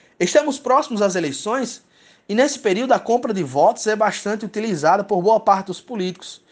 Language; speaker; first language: Portuguese; native; Portuguese